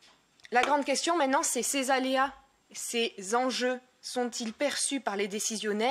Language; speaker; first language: French; native; French